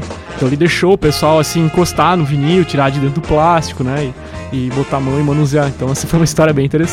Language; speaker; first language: Portuguese; native; Portuguese